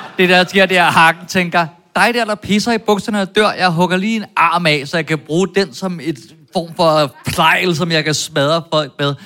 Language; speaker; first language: Danish; native; Danish